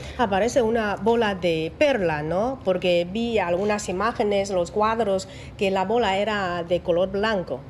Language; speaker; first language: Spanish; non-native, fluent; Chinese